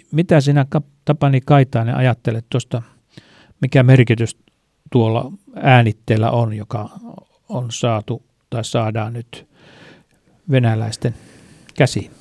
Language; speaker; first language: Finnish; native; Finnish